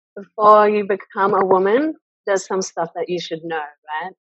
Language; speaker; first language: English; native; English